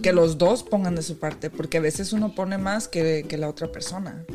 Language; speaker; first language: Spanish; early bilingual, heritage; Spanish